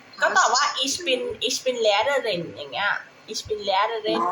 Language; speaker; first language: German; non-native, fluent; Thai